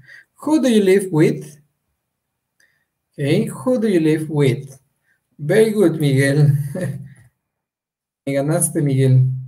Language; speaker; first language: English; non-native, fluent; Spanish